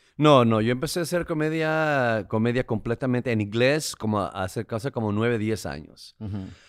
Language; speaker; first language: Spanish; native; Spanish